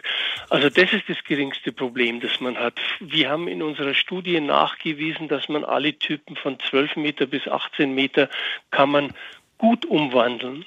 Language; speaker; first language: German; native; German